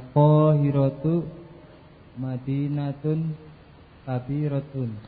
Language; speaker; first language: Arabic; non-native, learner; Indonesian